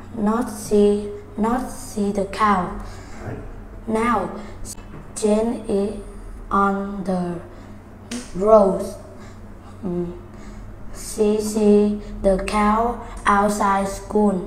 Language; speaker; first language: English; non-native, learner; Vietnamese